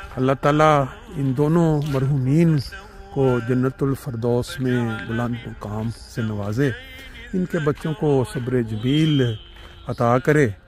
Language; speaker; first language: Urdu; non-native, local second language; Punjabi